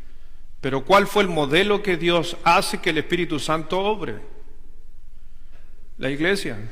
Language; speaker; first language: Spanish; native; Spanish